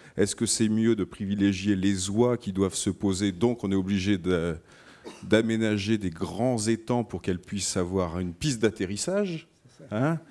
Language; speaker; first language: French; native; French